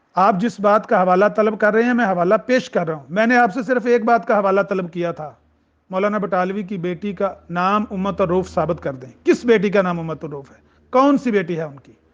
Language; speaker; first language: Urdu; non-native, local second language; Punjabi